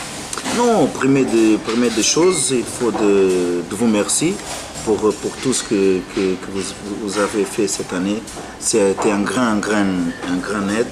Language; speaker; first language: French; non-native, fluent; Portuguese